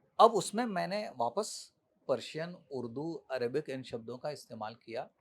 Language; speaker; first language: Hindi; native; Hindi